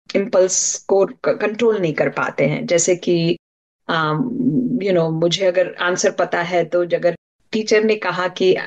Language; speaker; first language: Hindi; non-native, local second language; Marathi